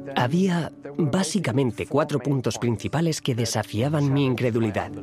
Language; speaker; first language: Spanish; non-native, fluent; German